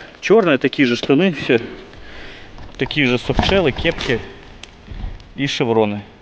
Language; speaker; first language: Russian; non-native, local second language; Ukrainian